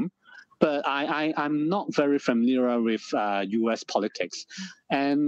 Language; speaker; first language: English; non-native, local second language; Cantonese